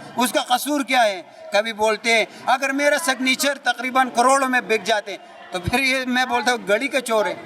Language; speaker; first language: Urdu; non-native, local second language; Pashto